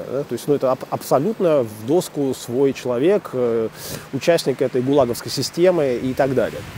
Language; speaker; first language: Russian; native; Russian